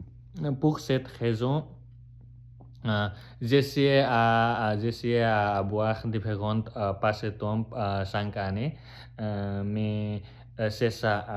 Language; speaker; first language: French; non-native, learner; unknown